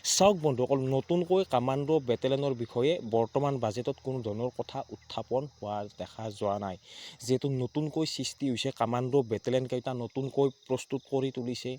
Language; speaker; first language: Assamese; native; Assamese